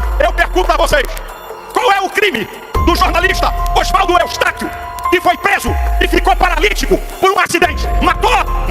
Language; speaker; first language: Portuguese; native; Portuguese